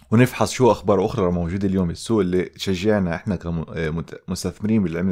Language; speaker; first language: Arabic; native; Arabic